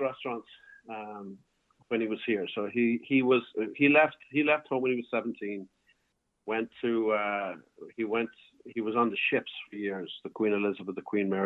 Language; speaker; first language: English; native; English